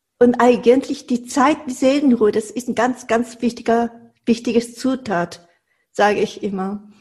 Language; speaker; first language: German; non-native, fluent; Japanese